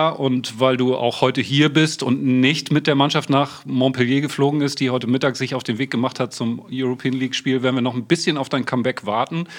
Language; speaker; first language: German; native; German